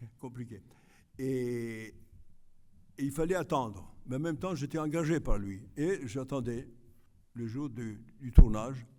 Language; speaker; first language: French; non-native, fluent; Greek